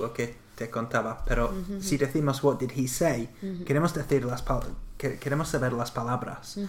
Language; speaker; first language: Spanish; non-native, fluent; English